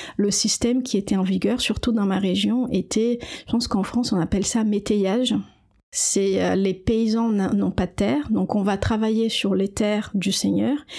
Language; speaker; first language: French; non-native, fluent; Portuguese